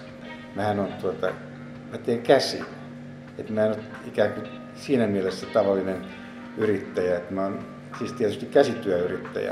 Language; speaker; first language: Finnish; native; Finnish